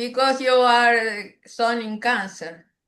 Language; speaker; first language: English; non-native, learner; Spanish